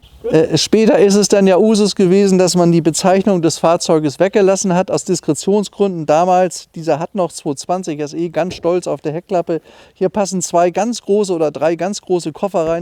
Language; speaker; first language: German; native; German